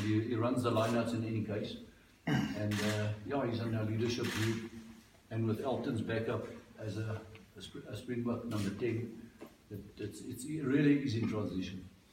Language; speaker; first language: English; non-native, local second language; Afrikaans